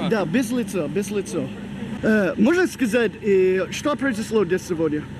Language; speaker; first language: Russian; non-native, learner; English